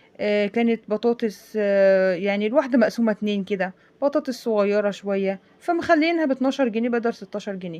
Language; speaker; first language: Arabic; native; Arabic